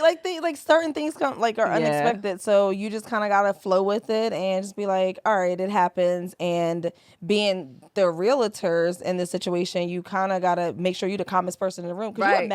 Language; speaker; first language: English; native; English